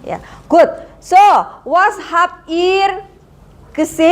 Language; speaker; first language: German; non-native, learner; Indonesian